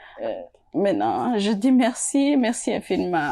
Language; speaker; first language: French; non-native, local second language; Rundi